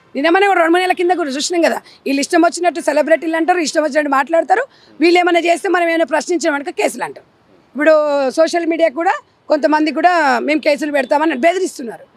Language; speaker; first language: Telugu; native; Telugu